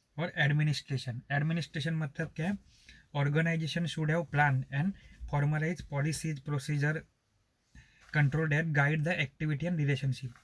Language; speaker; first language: Hindi; non-native, local second language; Marathi